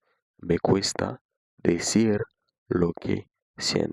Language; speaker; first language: Spanish; non-native, fluent; Haitian Creole